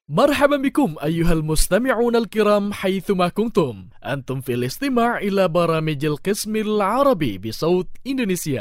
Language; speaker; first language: Arabic; non-native, fluent; Indonesian